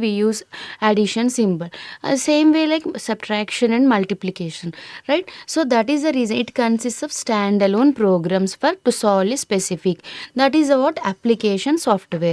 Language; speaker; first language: English; non-native, local second language; Telugu